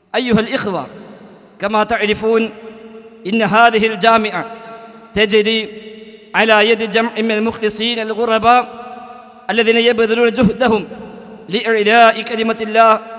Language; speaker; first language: Arabic; non-native, fluent; Malayalam